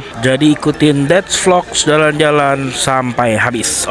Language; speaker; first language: Indonesian; native; Indonesian